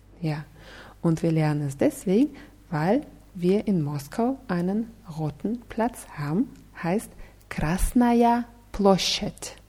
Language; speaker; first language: German; non-native, fluent; Russian